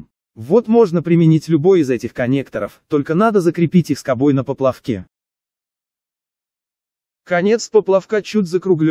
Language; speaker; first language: Russian; native; Russian